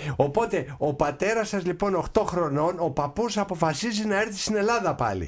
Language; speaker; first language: Greek; native; Greek